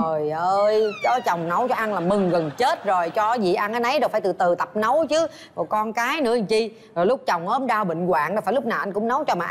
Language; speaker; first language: Vietnamese; native; Vietnamese